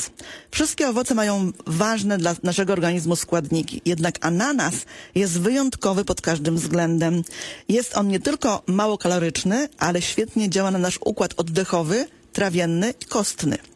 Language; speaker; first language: Polish; native; Polish